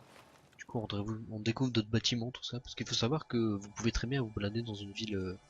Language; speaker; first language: French; native; French